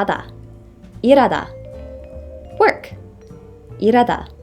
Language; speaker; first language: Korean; non-native, fluent; English